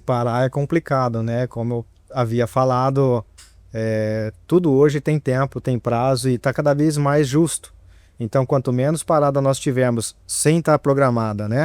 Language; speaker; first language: Portuguese; native; Portuguese